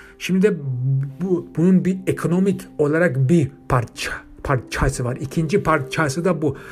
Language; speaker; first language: Turkish; early bilingual, heritage; Turkish